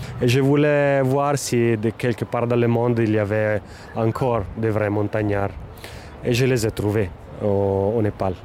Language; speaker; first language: French; non-native, fluent; Italian